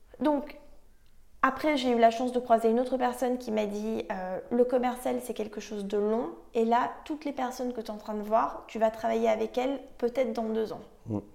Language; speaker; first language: French; native; French